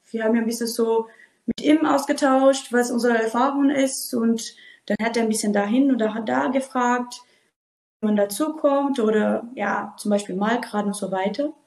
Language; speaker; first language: German; non-native, fluent; Portuguese